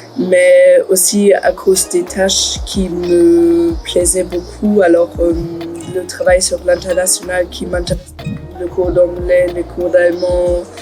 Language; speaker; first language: French; non-native, learner; German